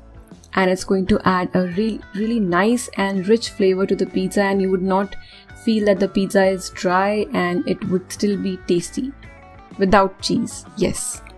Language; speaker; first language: English; non-native, local second language; Hindi